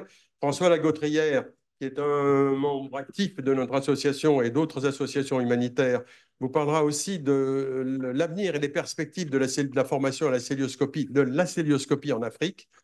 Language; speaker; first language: French; native; French